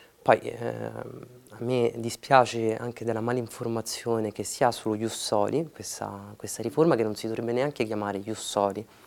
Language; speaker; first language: Italian; early bilingual, other home language; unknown